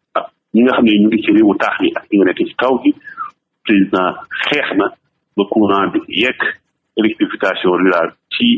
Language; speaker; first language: Wolof; non-native, local second language; Fula